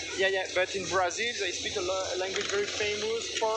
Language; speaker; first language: English; non-native, learner; French